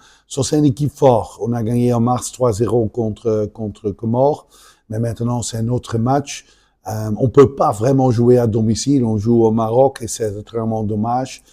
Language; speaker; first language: French; non-native, local second language; Dutch